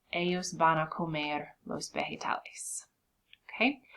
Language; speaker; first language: Spanish; non-native, fluent; English